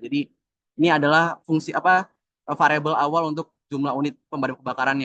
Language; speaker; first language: Indonesian; native; Indonesian